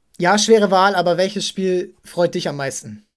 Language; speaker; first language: German; native; German